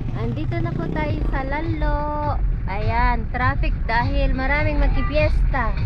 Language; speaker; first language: Filipino; non-native, local second language; Iloko